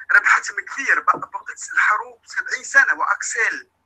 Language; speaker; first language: Arabic; native; Arabic